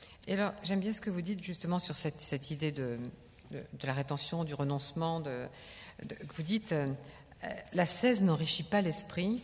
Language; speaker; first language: French; native; French